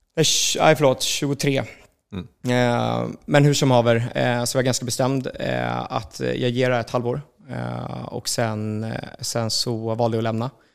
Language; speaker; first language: Swedish; native; Swedish